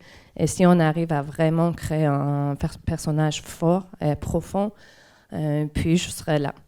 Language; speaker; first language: French; non-native, fluent; Persian